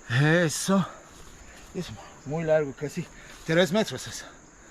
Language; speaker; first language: Spanish; non-native, local second language; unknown